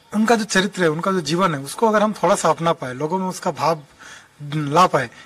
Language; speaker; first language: Hindi; non-native, local second language; Bangla